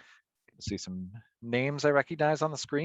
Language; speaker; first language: English; native; English